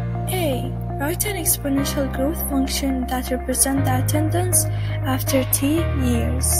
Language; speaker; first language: English; non-native, fluent; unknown